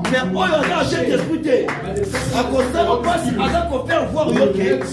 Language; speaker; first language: French; non-native, local second language; Lingala